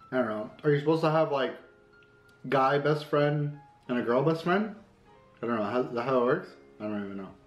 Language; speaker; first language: English; native; English